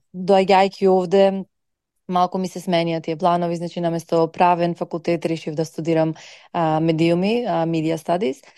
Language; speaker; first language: Macedonian; native; Macedonian